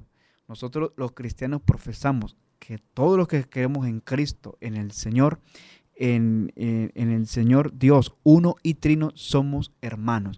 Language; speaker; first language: Spanish; native; Spanish